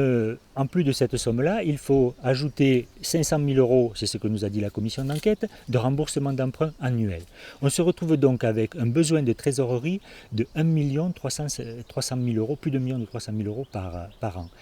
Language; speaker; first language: French; native; French